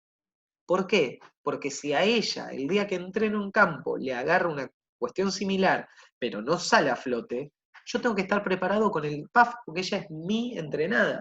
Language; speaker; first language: Spanish; native; Spanish